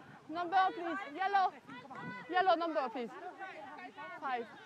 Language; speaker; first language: English; non-native, learner; French